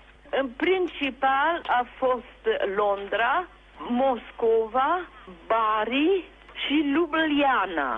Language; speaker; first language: Romanian; non-native, local second language; German